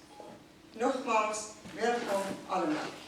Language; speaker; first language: Dutch; non-native, fluent; Persian